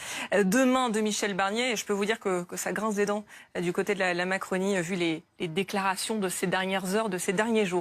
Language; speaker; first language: French; native; French